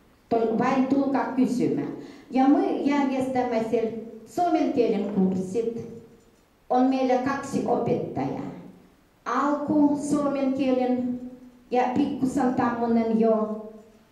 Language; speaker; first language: Finnish; early bilingual, heritage; Finnish